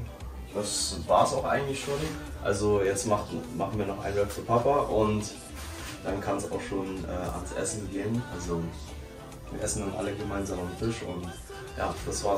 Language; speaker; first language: German; native; German